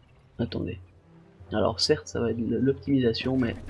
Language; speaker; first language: French; native; French